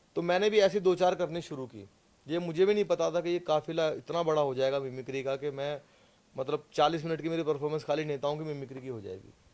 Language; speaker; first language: Hindi; native; Hindi